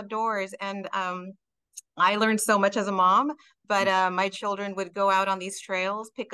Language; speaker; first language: English; early bilingual, other home language; Spanish